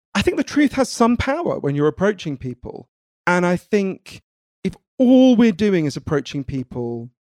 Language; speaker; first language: English; native; English